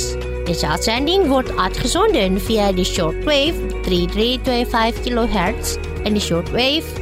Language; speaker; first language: Dutch; non-native, fluent; Indonesian